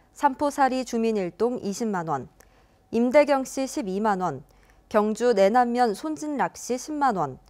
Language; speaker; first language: Korean; native; Korean